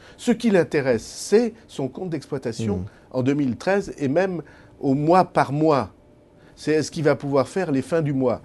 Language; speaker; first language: French; native; French